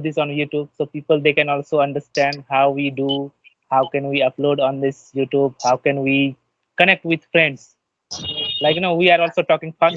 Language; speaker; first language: English; non-native, learner; Bangla